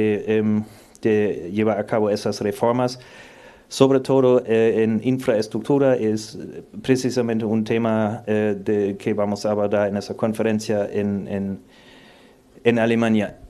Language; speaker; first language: Spanish; non-native, fluent; German